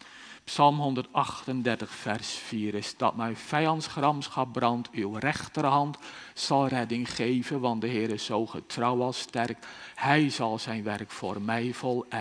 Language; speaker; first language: Dutch; native; Dutch